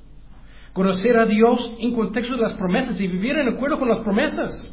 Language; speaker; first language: Spanish; non-native, learner; English